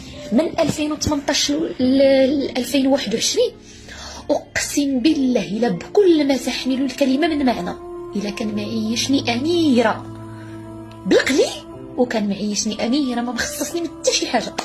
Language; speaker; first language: Arabic; native; Arabic